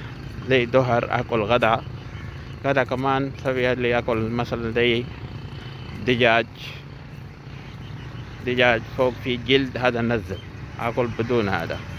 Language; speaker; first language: Arabic; non-native, learner; Urdu